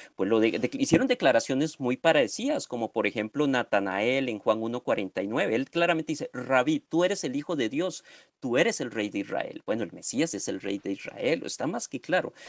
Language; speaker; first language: Spanish; native; Spanish